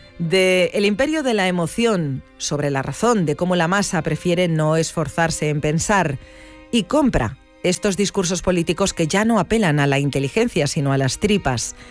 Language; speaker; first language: Spanish; native; Spanish